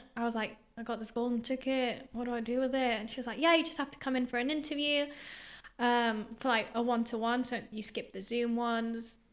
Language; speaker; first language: English; early bilingual, other home language; Greek